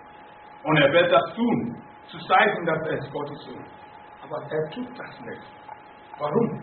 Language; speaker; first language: German; non-native, fluent; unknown